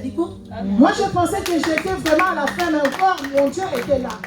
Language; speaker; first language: French; non-native, local second language; Lingala